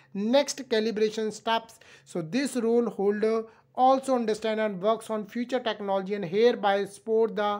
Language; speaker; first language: Hindi; native; Hindi